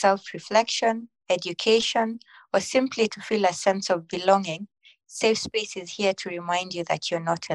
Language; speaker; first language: English; non-native, local second language; Swahili